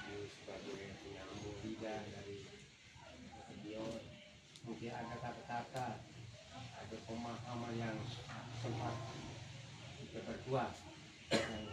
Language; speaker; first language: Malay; non-native, local second language; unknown